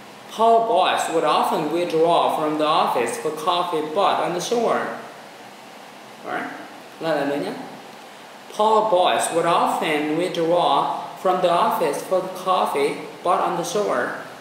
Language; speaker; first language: English; non-native, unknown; Vietnamese